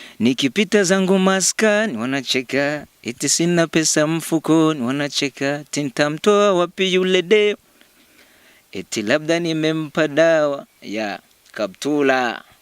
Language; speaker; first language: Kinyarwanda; early bilingual, heritage; Kinyarwanda